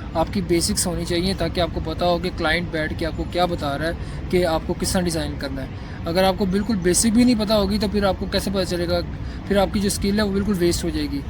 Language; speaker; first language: Urdu; non-native, local second language; Punjabi